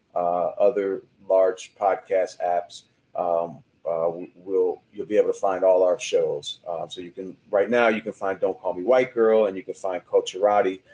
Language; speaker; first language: English; native; English